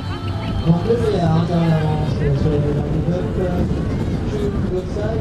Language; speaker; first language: French; native; French